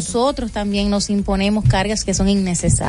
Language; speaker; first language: Spanish; native; Spanish